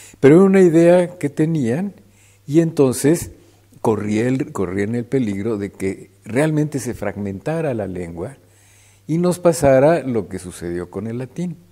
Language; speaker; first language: Spanish; native; Spanish